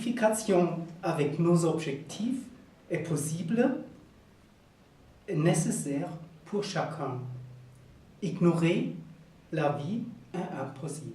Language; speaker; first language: French; non-native, learner; German